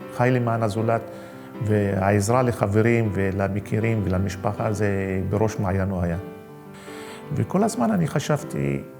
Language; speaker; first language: Hebrew; non-native, local second language; Arabic